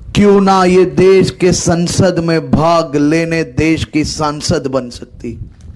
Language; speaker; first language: Hindi; non-native, local second language; Gujarati